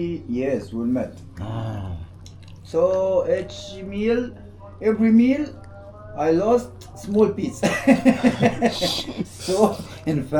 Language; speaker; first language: English; non-native, learner; Arabic